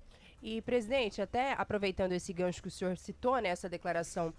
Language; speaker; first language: Portuguese; native; Portuguese